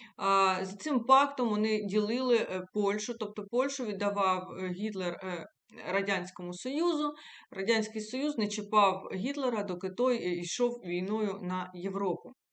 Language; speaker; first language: Ukrainian; native; Ukrainian